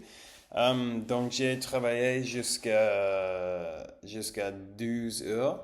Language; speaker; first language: French; non-native, learner; English